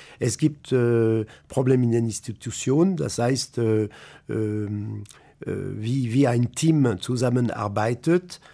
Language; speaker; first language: German; non-native, fluent; French